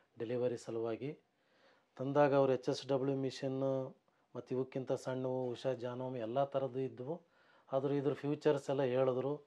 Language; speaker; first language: Kannada; native; Kannada